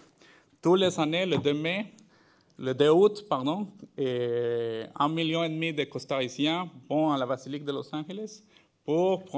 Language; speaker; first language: French; non-native, fluent; Spanish